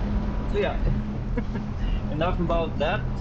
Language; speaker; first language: English; non-native, fluent; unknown